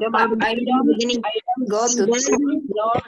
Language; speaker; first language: English; non-native, learner; Indonesian